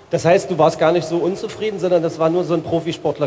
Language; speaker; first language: German; native; German